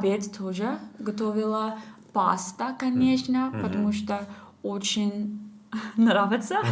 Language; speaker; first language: Russian; non-native, learner; English